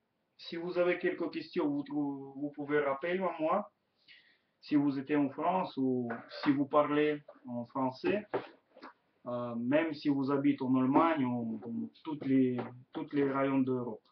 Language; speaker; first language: French; non-native, learner; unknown